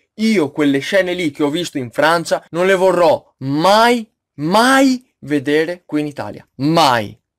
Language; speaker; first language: Italian; native; Italian